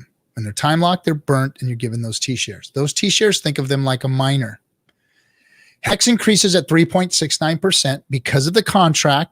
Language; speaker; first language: English; native; English